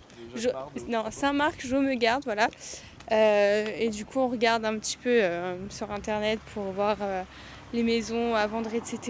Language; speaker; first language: French; native; French